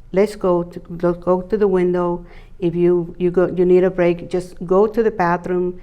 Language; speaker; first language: English; non-native, fluent; Spanish